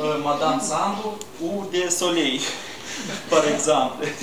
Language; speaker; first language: French; non-native, learner; Romanian